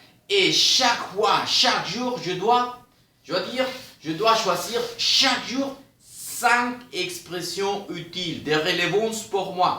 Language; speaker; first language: French; non-native, fluent; Spanish